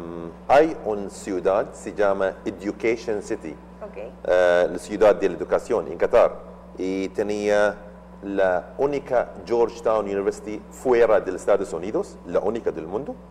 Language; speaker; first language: Spanish; non-native, learner; Arabic